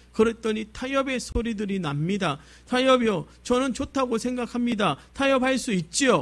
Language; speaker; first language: Korean; native; Korean